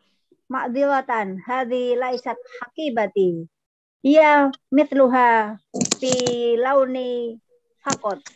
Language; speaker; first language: Arabic; non-native, learner; Indonesian